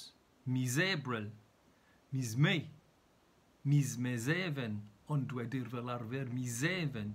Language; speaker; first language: Welsh; native; Welsh